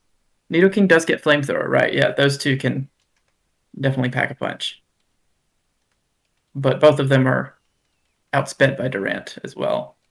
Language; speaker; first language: English; native; English